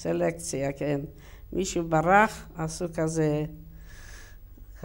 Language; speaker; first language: Hebrew; non-native, learner; Yiddish